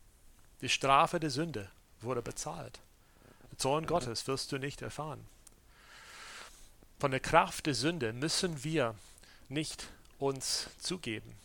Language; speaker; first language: German; non-native, fluent; English